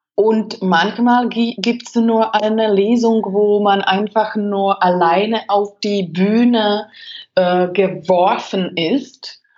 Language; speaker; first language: German; non-native, fluent; Czech